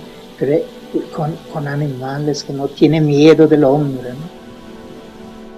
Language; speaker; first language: Spanish; non-native, fluent; Swedish